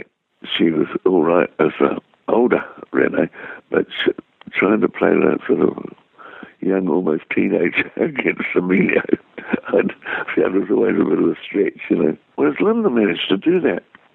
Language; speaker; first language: English; native; English